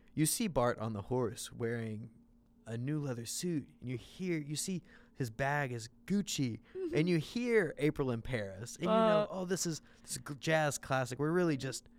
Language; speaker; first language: English; native; English